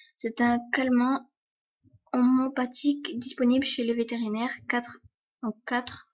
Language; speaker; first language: French; early bilingual, other home language; Polish